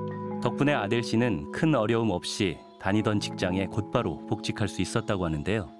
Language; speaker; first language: Korean; native; Korean